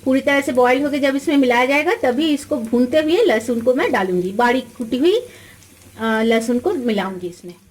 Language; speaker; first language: Hindi; non-native, local second language; Bangla